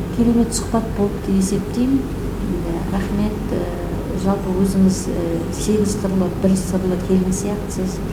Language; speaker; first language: Kazakh; native; Kazakh